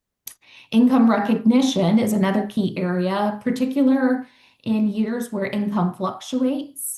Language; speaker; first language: English; native; English